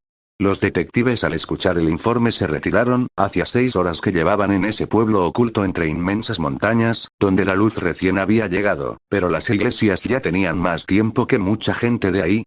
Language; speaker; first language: Spanish; native; Spanish